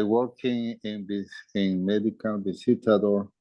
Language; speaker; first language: English; non-native, learner; Spanish